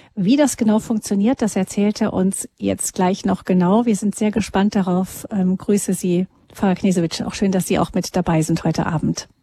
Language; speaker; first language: German; native; German